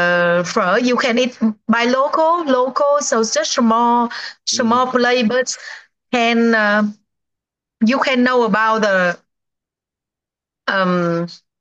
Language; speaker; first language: English; non-native, learner; Vietnamese